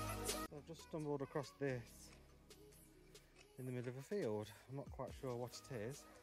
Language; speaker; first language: English; native; English